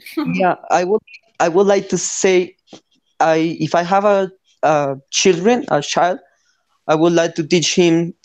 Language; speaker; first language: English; non-native, learner; Spanish